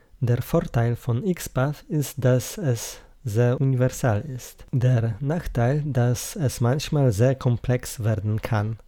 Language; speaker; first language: German; non-native, learner; Polish